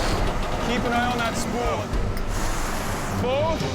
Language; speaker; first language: English; native; English